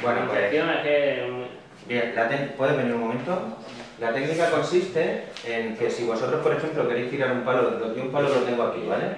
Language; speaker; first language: Spanish; native; Spanish